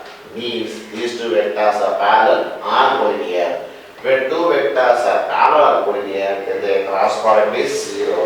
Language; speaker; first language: English; non-native, local second language; Tamil